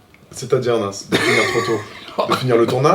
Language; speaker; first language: French; native; French